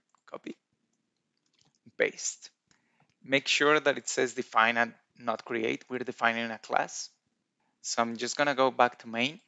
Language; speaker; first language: English; non-native, fluent; Spanish